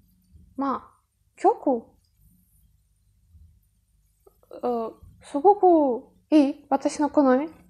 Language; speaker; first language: Japanese; non-native, learner; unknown